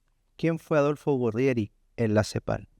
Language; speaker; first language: Spanish; native; Spanish